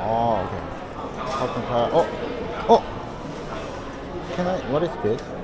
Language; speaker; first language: English; non-native, learner; Korean